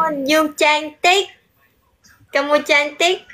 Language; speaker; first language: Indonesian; non-native, learner; Vietnamese